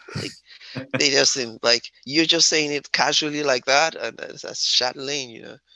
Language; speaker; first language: English; non-native, local second language; Yoruba